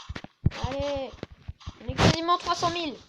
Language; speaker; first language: French; native; French